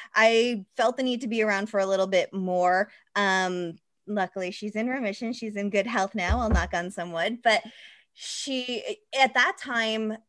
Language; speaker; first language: English; native; English